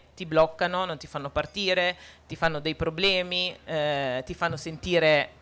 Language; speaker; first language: Italian; non-native, fluent; Arabic